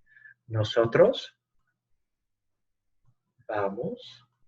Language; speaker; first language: Spanish; non-native, fluent; English